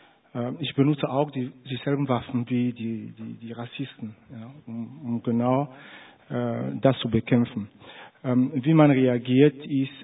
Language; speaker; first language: German; non-native, fluent; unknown